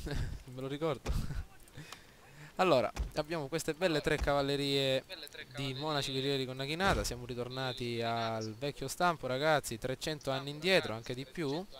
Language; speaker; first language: Italian; native; Italian